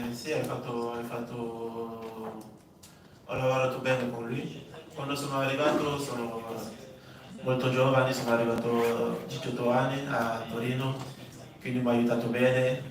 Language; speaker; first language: Italian; non-native, learner; French